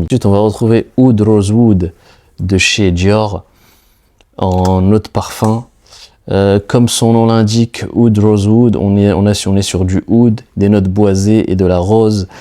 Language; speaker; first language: French; native; French